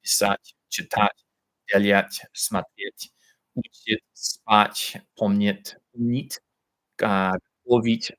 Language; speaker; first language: Russian; non-native, learner; English